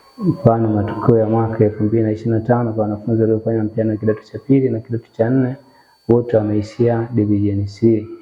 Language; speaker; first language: Swahili; native; Swahili